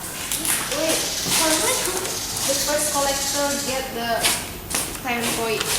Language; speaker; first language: English; non-native, learner; Indonesian